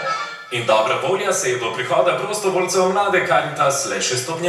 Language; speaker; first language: Slovenian; native; Slovenian